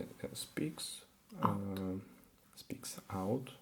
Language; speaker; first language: English; non-native, learner; Russian